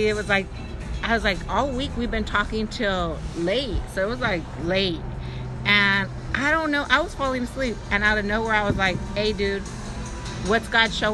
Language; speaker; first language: English; native; English